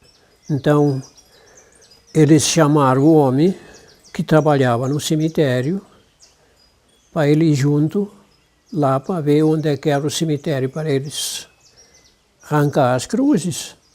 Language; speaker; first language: Portuguese; non-native, local second language; German